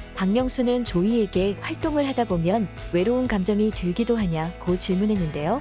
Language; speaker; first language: Korean; native; Korean